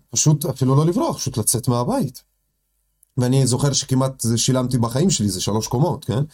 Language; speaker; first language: Hebrew; early bilingual, other home language; Russian